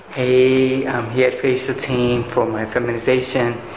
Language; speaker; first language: English; early bilingual, other home language; Spanish